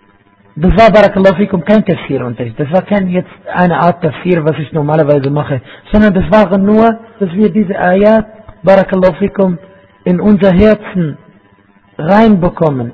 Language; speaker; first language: German; non-native, fluent; Arabic